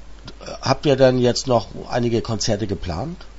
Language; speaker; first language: German; native; German